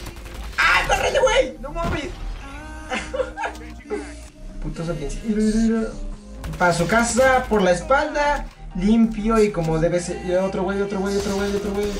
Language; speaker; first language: Spanish; native; Spanish